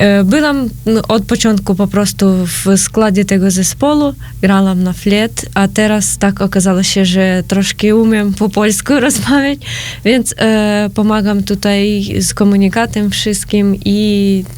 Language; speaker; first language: Polish; non-native, learner; Ukrainian